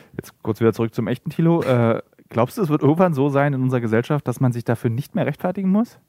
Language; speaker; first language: German; native; German